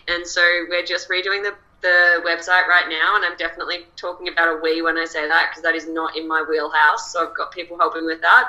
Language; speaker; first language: English; native; English